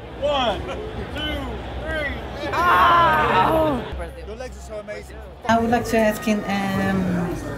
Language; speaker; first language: English; non-native, learner; Portuguese